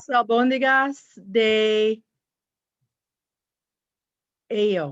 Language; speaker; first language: Spanish; non-native, learner; English